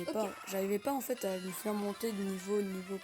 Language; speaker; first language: French; native; French